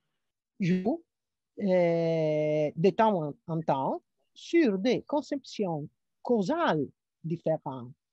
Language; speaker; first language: French; non-native, fluent; Italian